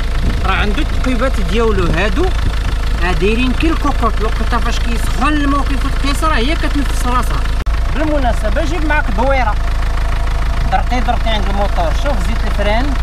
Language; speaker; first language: Arabic; native; Arabic